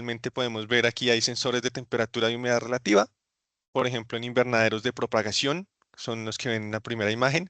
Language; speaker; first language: Spanish; native; Spanish